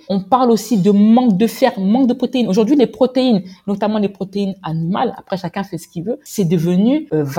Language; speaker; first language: French; native; French